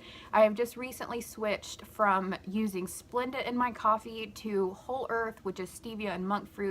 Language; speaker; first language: English; native; English